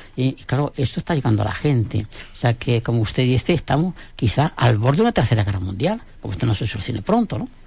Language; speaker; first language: Spanish; native; Spanish